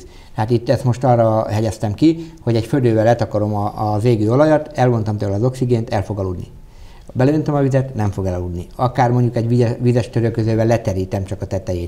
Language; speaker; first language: Hungarian; native; Hungarian